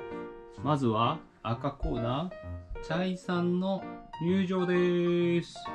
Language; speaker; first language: Japanese; native; Japanese